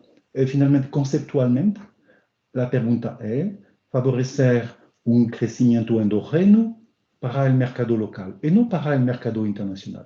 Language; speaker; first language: Portuguese; non-native, learner; French